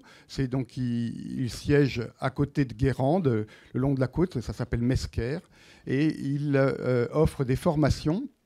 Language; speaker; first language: French; native; French